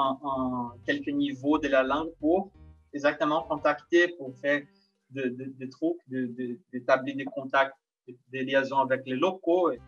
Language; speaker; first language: French; non-native, fluent; Portuguese